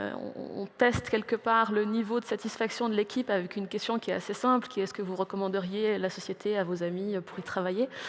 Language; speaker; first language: French; native; French